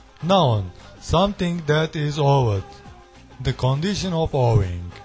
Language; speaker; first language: English; non-native, learner; Turkish